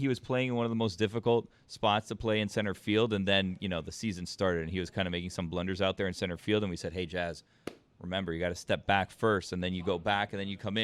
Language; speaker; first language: English; native; English